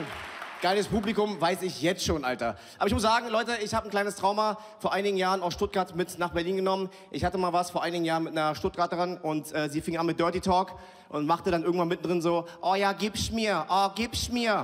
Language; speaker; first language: German; early bilingual, other home language; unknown